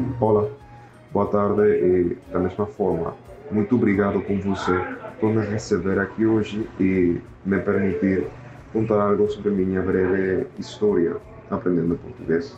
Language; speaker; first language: Portuguese; non-native, learner; Spanish